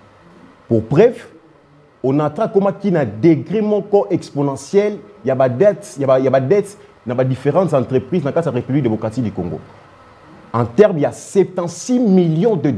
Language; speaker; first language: French; non-native, local second language; Lingala